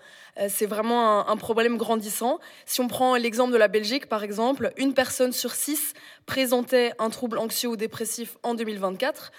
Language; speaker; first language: French; native; French